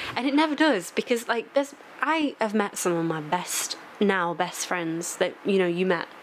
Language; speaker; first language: English; native; English